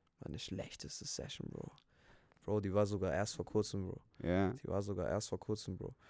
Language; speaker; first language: German; early bilingual, other home language; Spanish